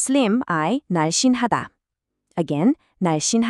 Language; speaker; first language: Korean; non-native, fluent; Filipino